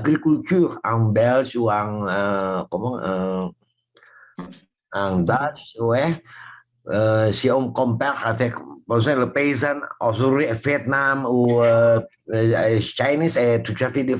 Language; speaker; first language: French; non-native, fluent; Indonesian